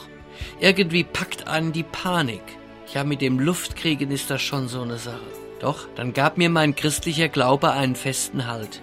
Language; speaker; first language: German; native; German